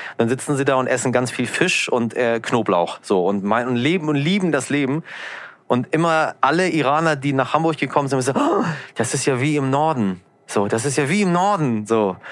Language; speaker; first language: German; early bilingual, other home language; Persian